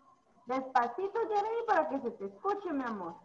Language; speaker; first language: Spanish; native; Spanish